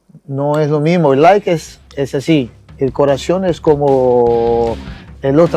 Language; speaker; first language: Spanish; non-native, fluent; Portuguese